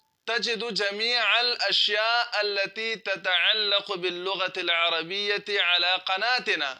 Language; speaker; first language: Arabic; non-native, fluent; Urdu